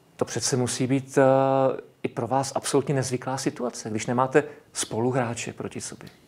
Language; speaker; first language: Czech; native; Czech